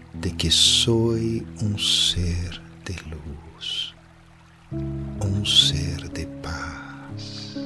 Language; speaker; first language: Spanish; non-native, fluent; Portuguese